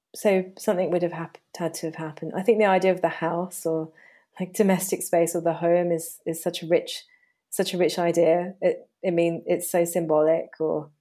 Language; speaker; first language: English; native; English